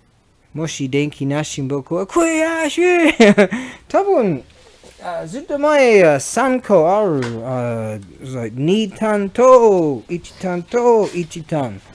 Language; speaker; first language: Japanese; non-native, learner; English